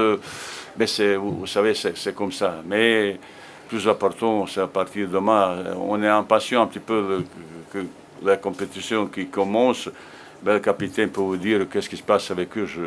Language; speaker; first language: French; non-native, fluent; Bosnian